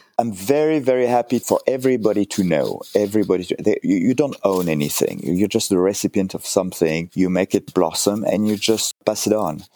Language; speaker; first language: English; non-native, fluent; French